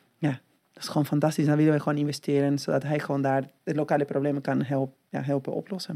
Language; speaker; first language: Dutch; non-native, fluent; Spanish